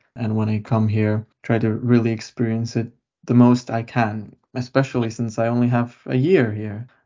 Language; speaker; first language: English; non-native, fluent; Lithuanian